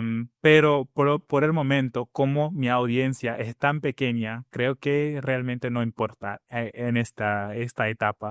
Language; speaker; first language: Spanish; non-native, fluent; English